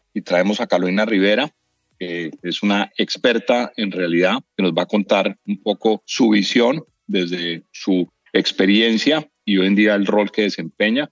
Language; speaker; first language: Spanish; native; Spanish